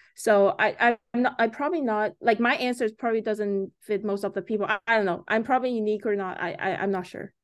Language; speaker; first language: English; early bilingual, other home language; Chinese